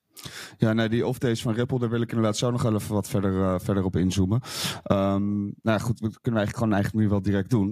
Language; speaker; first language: Dutch; native; Dutch